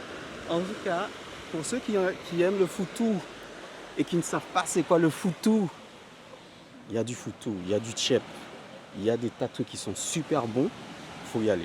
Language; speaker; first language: French; native; French